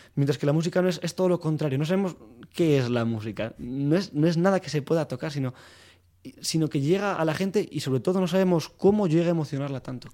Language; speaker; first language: Spanish; native; Spanish